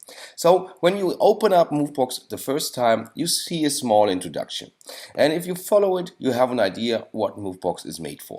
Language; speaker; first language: English; non-native, fluent; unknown